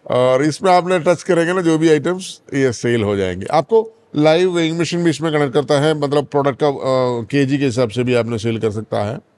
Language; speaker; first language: Hindi; non-native, local second language; Malayalam